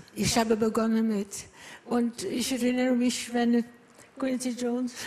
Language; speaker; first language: German; non-native, fluent; Greek